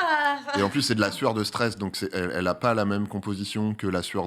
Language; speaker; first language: French; native; French